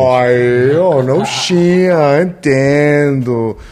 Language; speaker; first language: Portuguese; non-native, learner; English